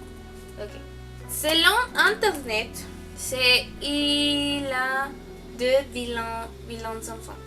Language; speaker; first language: French; non-native, learner; Spanish